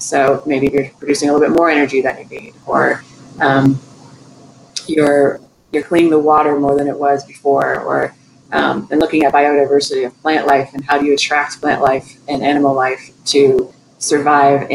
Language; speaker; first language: English; native; English